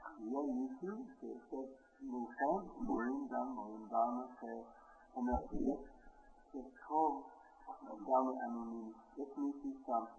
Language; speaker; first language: Hebrew; non-native, fluent; English